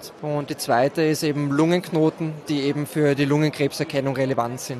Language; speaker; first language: German; native; German